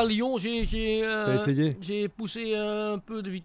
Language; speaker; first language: French; non-native, local second language; Dutch